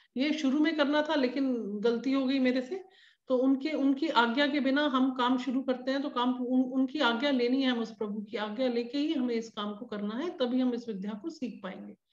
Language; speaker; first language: Hindi; native; Hindi